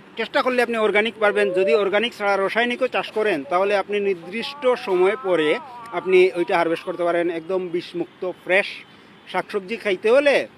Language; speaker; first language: Bangla; native; Bangla